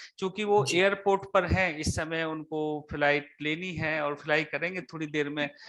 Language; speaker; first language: Hindi; native; Hindi